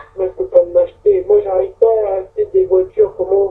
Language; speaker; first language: French; native; French